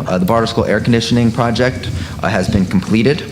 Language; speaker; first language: English; native; English